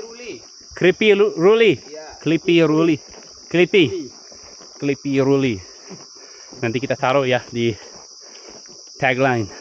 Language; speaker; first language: Indonesian; non-native, fluent; English